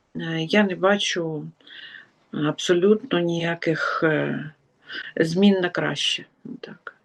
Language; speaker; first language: Ukrainian; non-native, local second language; Russian